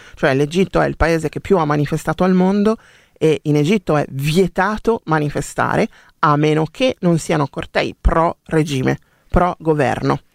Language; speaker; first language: Italian; native; Italian